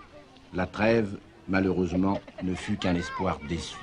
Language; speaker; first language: French; native; French